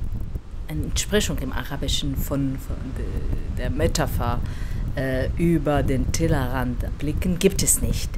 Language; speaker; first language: German; non-native, fluent; Arabic